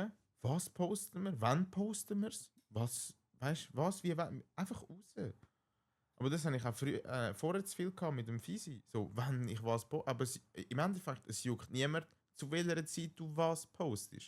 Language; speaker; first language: German; native; German